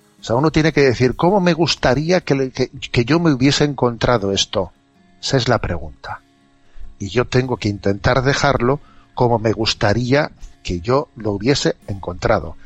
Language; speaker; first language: Spanish; native; Spanish